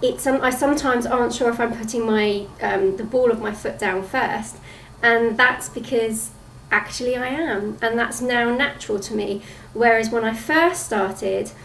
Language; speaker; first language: English; native; English